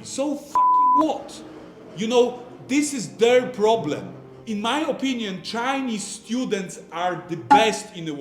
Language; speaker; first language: English; non-native, fluent; Polish